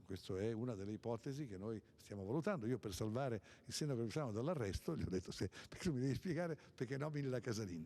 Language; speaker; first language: Italian; native; Italian